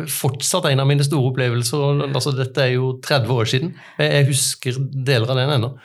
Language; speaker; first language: Norwegian; native; Norwegian